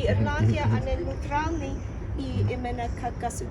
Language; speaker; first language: Russian; non-native, learner; English